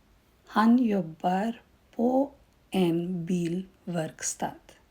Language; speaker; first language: Swedish; non-native, fluent; Urdu